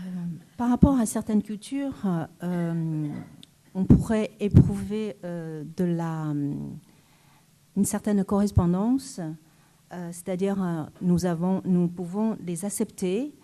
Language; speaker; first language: French; non-native, fluent; Chinese